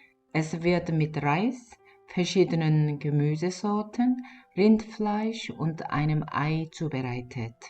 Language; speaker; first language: German; non-native, fluent; Korean